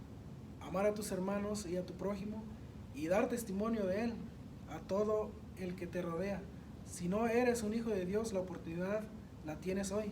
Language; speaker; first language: Spanish; native; Spanish